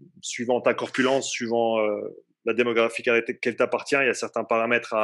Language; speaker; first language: French; native; French